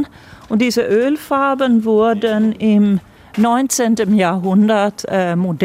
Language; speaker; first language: German; non-native, fluent; Swedish